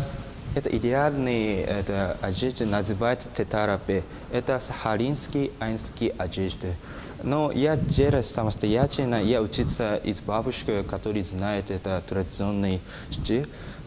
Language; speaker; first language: Russian; non-native, learner; Japanese